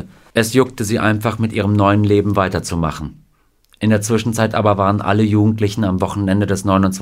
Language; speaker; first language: German; native; German